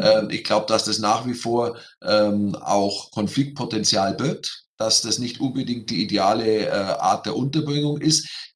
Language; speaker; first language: German; native; German